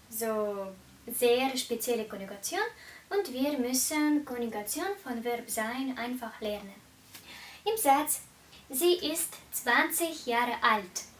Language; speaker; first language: German; non-native, fluent; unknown